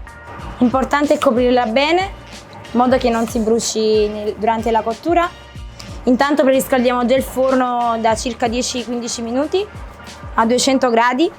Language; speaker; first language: Italian; native; Italian